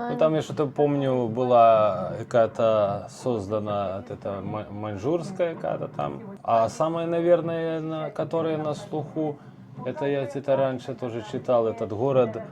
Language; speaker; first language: Russian; native; Russian